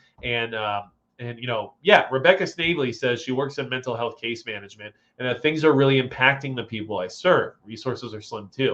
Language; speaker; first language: English; native; English